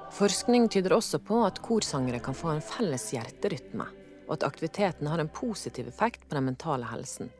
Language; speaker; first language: Norwegian; native; Norwegian